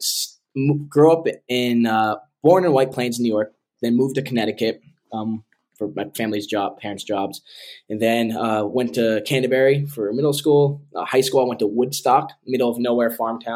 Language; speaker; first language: English; native; English